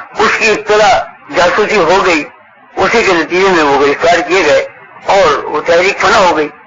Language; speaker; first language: Urdu; native; Urdu